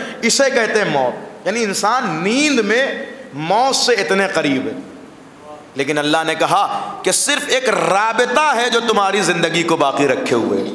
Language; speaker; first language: Urdu; native; Urdu